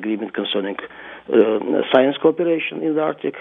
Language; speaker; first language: English; non-native, fluent; Russian